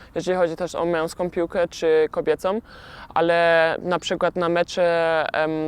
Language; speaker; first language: Polish; early bilingual, heritage; Polish